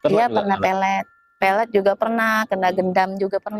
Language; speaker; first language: Indonesian; native; Indonesian